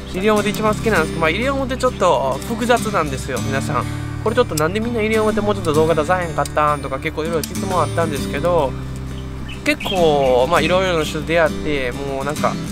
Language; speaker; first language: Japanese; native; Japanese